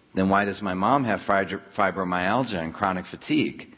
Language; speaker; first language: English; native; English